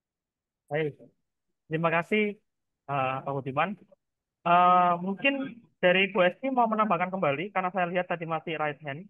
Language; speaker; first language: Indonesian; native; Indonesian